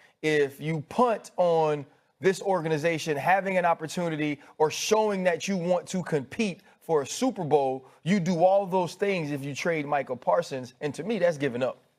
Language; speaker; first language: English; native; English